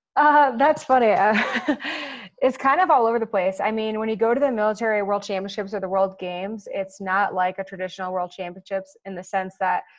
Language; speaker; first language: English; native; English